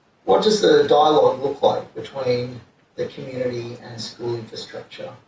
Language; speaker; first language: English; native; English